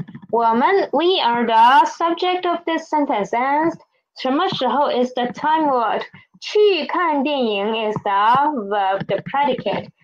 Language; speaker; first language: English; non-native, fluent; Chinese